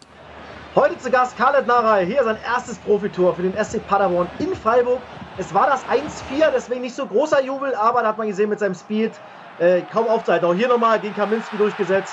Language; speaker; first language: German; native; German